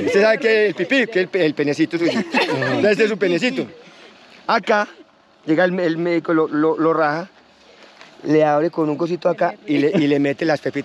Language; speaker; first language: Spanish; native; Spanish